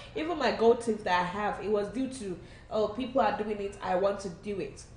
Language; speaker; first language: English; non-native, local second language; Yoruba